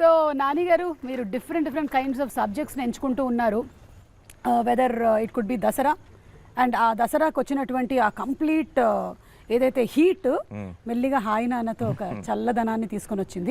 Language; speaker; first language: Telugu; native; Telugu